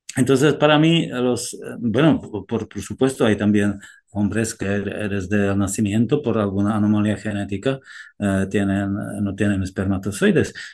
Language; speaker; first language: Spanish; non-native, fluent; Czech